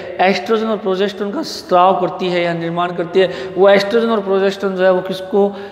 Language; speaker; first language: Hindi; native; Hindi